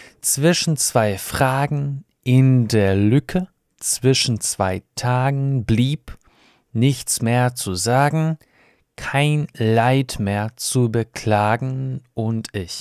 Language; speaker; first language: German; non-native, fluent; Russian